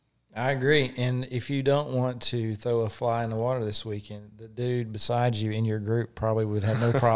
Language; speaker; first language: English; native; English